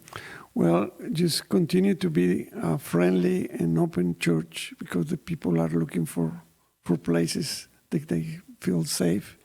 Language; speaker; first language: English; non-native, fluent; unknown